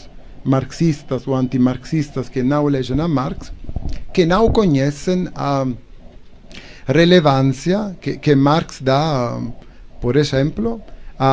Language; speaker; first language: Portuguese; non-native, learner; Italian